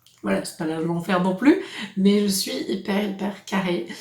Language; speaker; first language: French; native; French